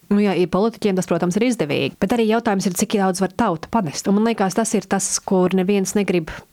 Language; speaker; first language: Latvian; early bilingual, heritage; Latvian